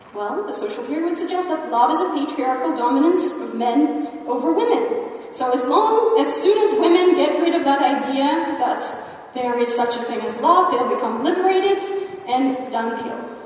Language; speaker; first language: English; non-native, fluent; Russian